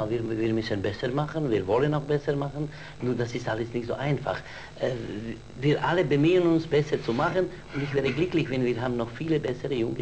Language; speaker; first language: German; non-native, fluent; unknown